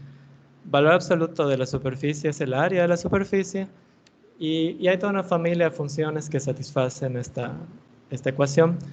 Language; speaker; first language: Spanish; native; Spanish